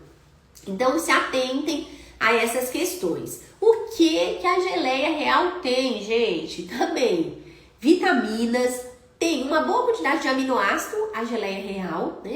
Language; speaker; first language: Portuguese; native; Portuguese